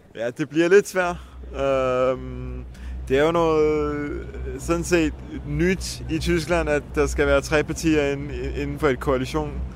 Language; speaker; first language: Danish; early bilingual, heritage; Danish